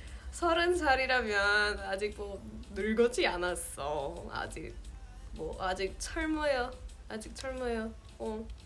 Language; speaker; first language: Korean; non-native, fluent; English